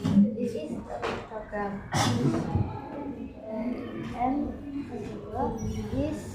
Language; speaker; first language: English; non-native, learner; Indonesian